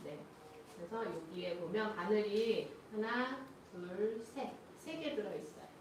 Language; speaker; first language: Korean; native; Korean